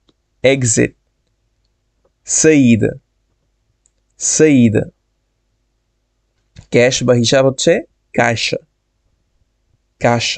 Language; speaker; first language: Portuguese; non-native, fluent; Bangla